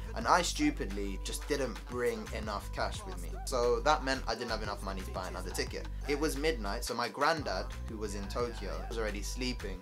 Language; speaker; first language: English; native; English